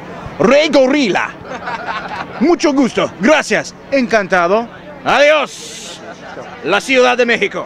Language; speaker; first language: Spanish; non-native, learner; English